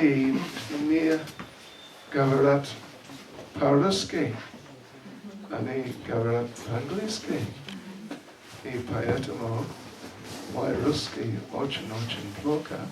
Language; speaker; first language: Russian; non-native, learner; English